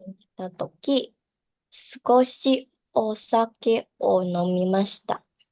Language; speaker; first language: Japanese; non-native, learner; Indonesian